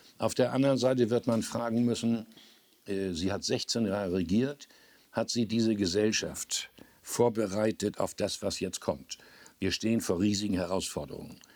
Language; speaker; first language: German; native; German